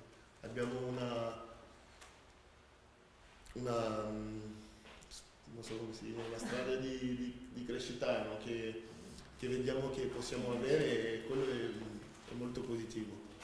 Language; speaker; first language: Italian; non-native, fluent; French